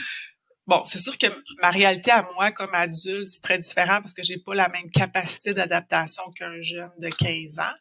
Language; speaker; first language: French; native; French